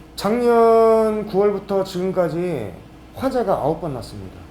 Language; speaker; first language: Korean; native; Korean